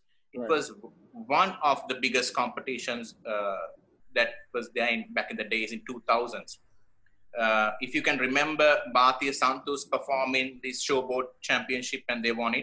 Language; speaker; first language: English; non-native, local second language; Sinhala